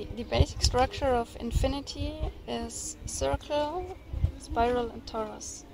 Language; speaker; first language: English; non-native, fluent; German